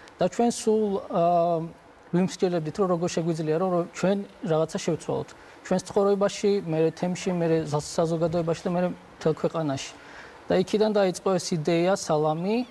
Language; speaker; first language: Georgian; non-native, local second language; Azerbaijani